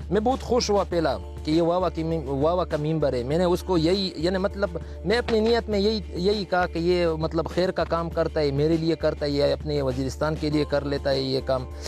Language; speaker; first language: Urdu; non-native, local second language; Pashto